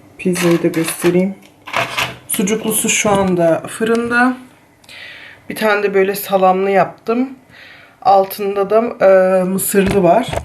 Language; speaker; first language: Turkish; early bilingual, heritage; Turkish